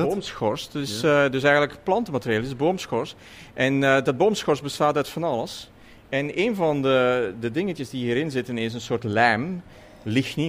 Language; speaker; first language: Dutch; native; Dutch